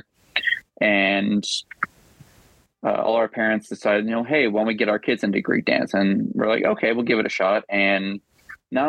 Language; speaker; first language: English; native; English